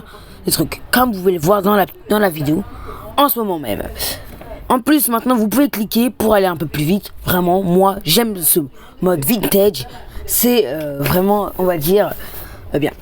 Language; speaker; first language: French; native; French